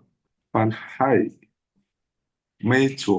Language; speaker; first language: Chinese; non-native, learner; Indonesian